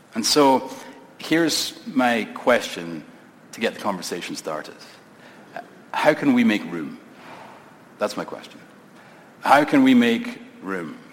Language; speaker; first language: English; native; English